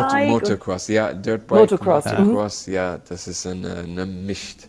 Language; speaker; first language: German; non-native, learner; Arabic